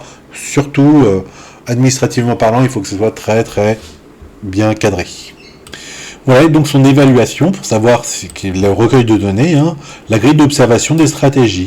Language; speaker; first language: French; native; French